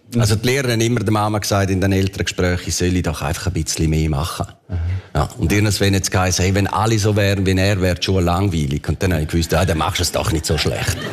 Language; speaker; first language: German; early bilingual, other home language; Italian